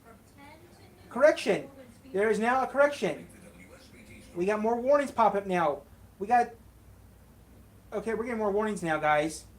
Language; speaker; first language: English; native; English